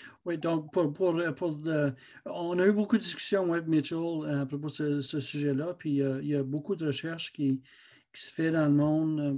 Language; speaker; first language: French; native; French